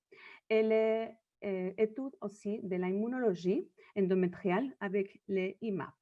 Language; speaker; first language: French; non-native, fluent; Spanish